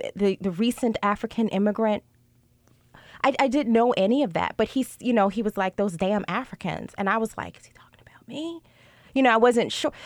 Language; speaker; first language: English; native; English